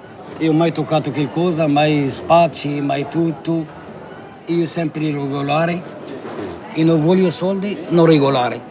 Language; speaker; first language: Italian; non-native, learner; Arabic